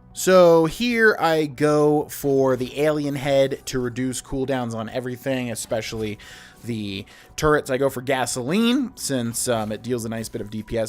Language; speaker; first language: English; native; English